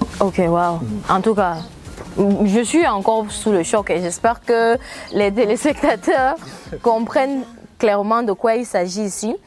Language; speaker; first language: French; native; French